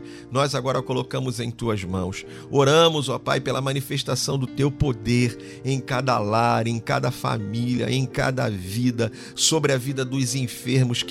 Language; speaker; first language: Portuguese; native; Portuguese